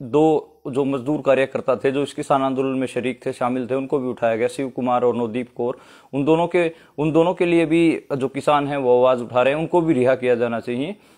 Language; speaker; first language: Hindi; native; Hindi